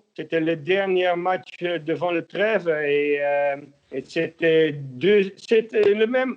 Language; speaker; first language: French; non-native, learner; Dutch